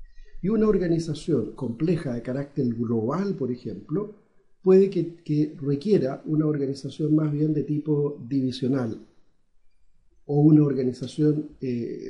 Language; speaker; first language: Spanish; native; Spanish